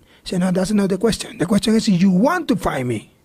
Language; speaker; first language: English; non-native, learner; Spanish